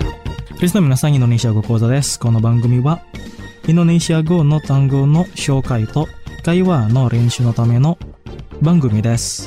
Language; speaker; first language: Japanese; non-native, fluent; Indonesian